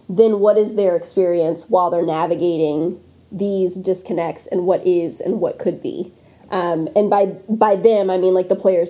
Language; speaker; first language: English; native; English